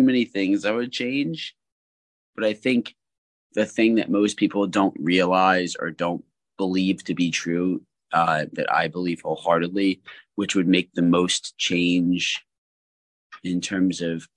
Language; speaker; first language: English; native; English